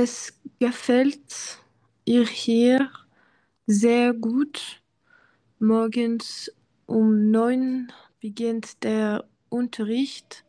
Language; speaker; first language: German; non-native, learner; French